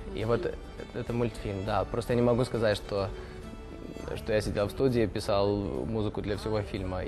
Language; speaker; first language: Russian; early bilingual, heritage; Russian